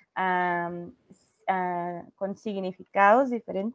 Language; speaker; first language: Spanish; non-native, learner; Portuguese